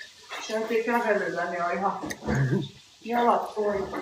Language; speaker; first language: Finnish; native; Finnish